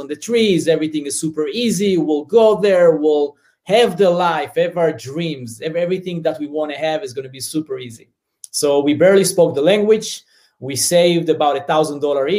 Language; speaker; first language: English; non-native, fluent; Hebrew